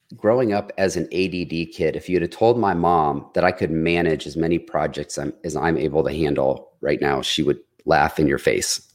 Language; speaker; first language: English; native; English